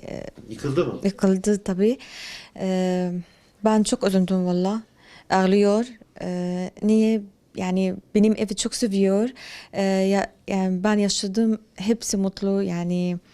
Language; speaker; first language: Turkish; non-native, learner; Arabic